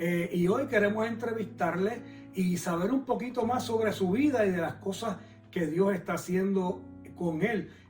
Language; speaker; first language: Spanish; native; Spanish